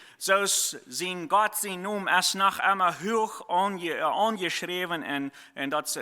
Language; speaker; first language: German; non-native, learner; Plautdietsch